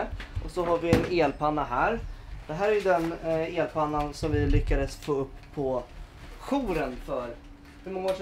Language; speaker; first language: Swedish; native; Swedish